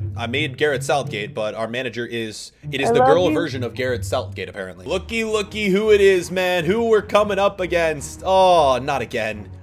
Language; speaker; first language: English; native; English